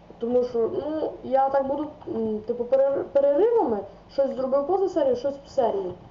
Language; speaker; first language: Ukrainian; native; Ukrainian